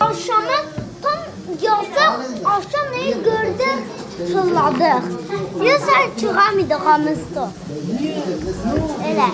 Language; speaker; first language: Turkish; non-native, local second language; Kurdish